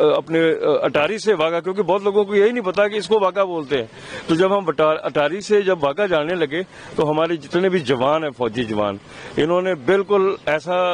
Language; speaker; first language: Urdu; non-native, local second language; Punjabi